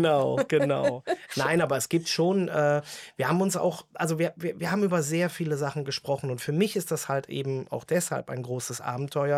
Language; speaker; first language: German; native; German